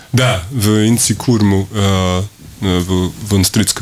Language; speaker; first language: Russian; non-native, local second language; Latvian